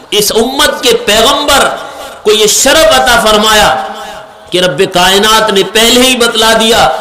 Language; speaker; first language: Urdu; native; Urdu